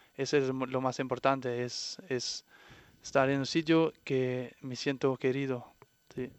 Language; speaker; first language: Spanish; non-native, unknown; Danish